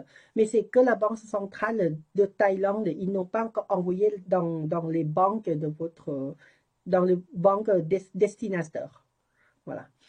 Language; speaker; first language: French; non-native, learner; Thai